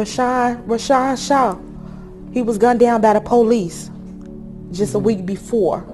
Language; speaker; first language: English; native; English